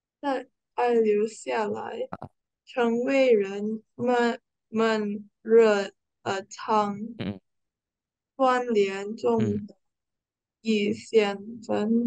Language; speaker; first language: Chinese; non-native, learner; Indonesian